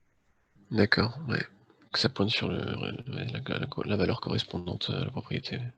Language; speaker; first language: French; native; French